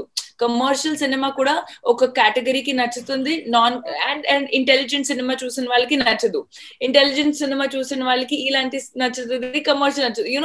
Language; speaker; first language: Telugu; non-native, fluent; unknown